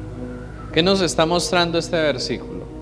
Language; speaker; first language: Spanish; native; Spanish